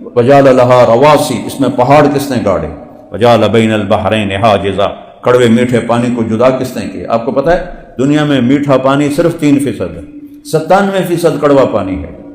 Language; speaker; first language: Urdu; non-native, local second language; Punjabi